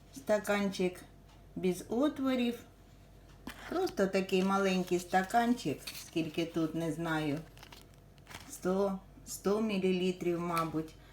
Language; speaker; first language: Ukrainian; native; Ukrainian